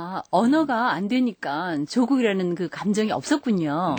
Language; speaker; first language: Korean; native; Korean